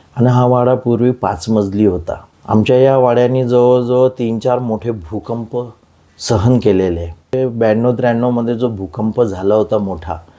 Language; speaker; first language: Marathi; native; Marathi